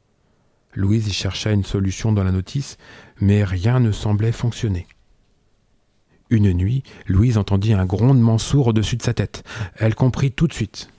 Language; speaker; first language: French; native; French